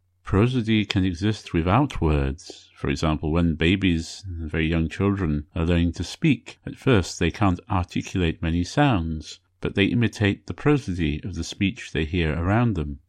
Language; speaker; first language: English; native; English